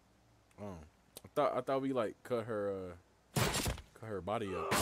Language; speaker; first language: English; native; English